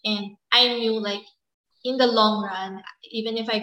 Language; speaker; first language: English; non-native, local second language; Filipino